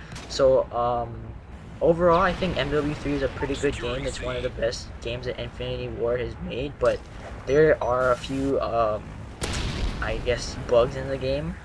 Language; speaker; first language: English; native; English